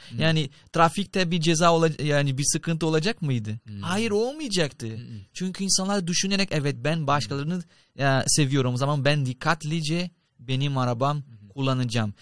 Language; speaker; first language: Turkish; non-native, fluent; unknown